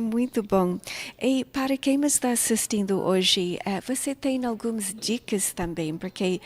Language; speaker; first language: Portuguese; non-native, learner; English